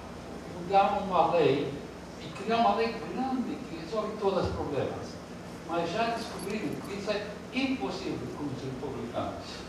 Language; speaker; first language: Portuguese; early bilingual, heritage; Portuguese